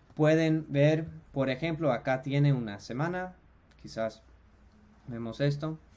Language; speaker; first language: Spanish; non-native, fluent; English